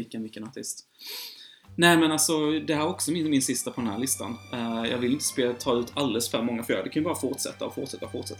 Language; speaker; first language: Swedish; native; Swedish